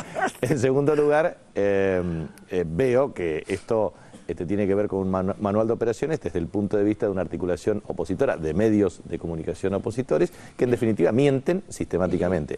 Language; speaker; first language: Spanish; native; Spanish